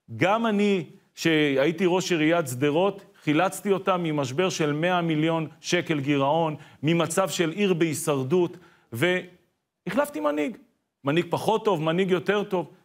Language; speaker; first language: Hebrew; native; Hebrew